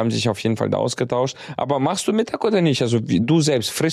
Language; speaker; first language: German; native; German